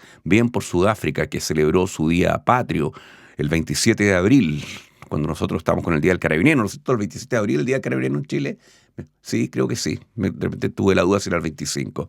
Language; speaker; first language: Spanish; native; Spanish